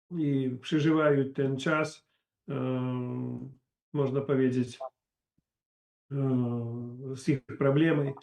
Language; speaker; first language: Polish; non-native, learner; Belarusian